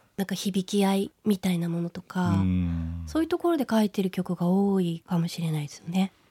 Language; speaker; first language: Japanese; native; Japanese